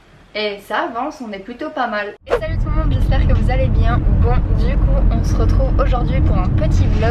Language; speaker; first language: French; native; French